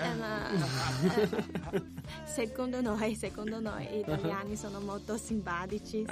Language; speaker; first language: Italian; non-native, learner; Chinese